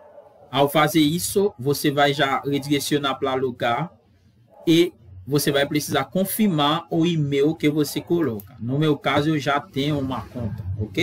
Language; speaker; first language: Portuguese; non-native, fluent; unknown